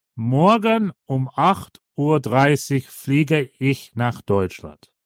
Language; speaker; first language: German; non-native, learner; English